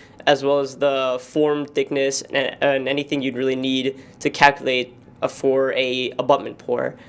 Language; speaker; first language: English; native; English